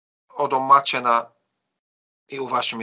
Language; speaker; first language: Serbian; non-native, fluent; Arabic